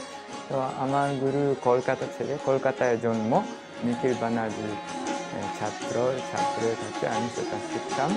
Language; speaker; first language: Bangla; non-native, fluent; Japanese